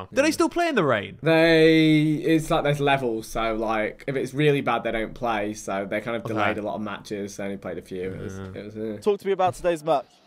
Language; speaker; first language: English; native; English